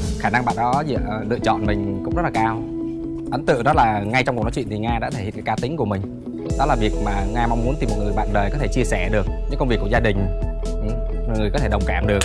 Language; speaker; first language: Vietnamese; native; Vietnamese